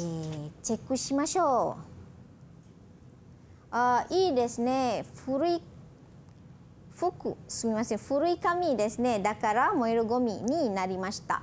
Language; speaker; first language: Japanese; non-native, fluent; Malay